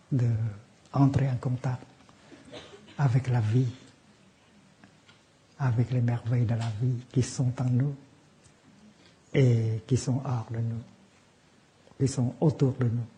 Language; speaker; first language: French; non-native, fluent; Vietnamese